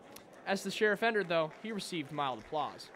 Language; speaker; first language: English; native; English